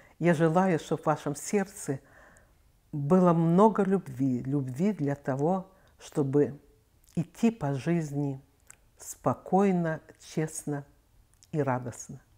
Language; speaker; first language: Russian; native; Russian